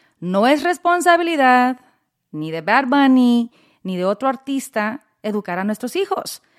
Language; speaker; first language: Spanish; early bilingual, heritage; Spanish